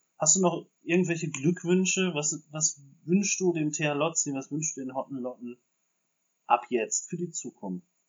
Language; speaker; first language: German; native; German